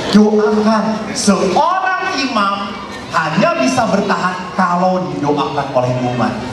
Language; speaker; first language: Indonesian; non-native, local second language; Javanese